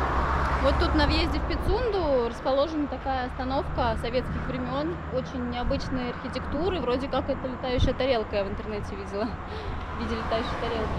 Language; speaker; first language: Russian; native; Russian